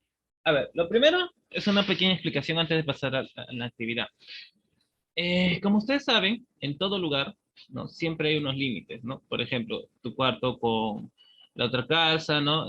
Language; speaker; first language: Spanish; native; Spanish